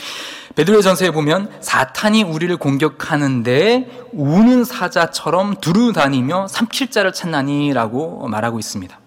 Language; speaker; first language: Korean; native; Korean